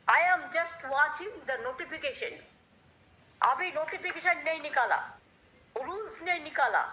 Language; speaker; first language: Hindi; non-native, local second language; Bangla